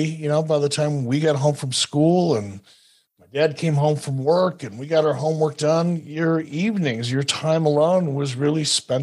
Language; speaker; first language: English; native; English